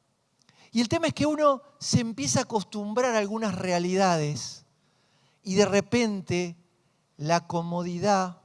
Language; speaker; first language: Spanish; native; Spanish